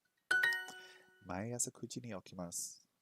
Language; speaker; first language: Japanese; non-native, learner; English